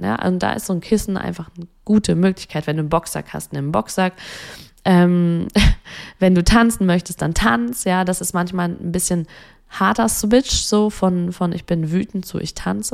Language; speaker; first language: German; native; German